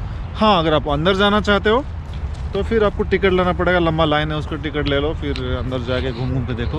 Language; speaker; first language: Hindi; non-native, local second language; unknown